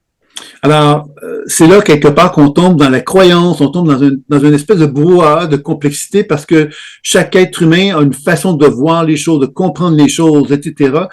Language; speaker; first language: French; native; French